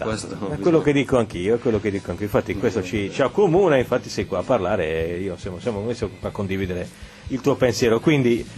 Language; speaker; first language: Italian; native; Italian